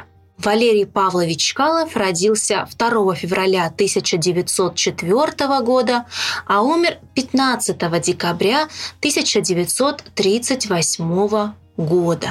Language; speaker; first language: Russian; native; Russian